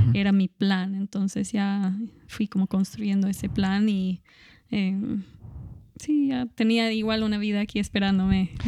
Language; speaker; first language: Spanish; non-native, fluent; English